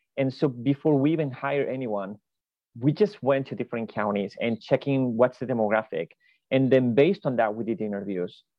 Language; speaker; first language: English; non-native, fluent; Spanish